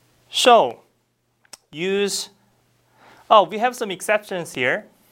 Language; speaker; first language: English; non-native, fluent; Korean